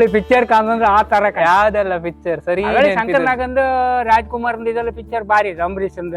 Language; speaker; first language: Kannada; native; Kannada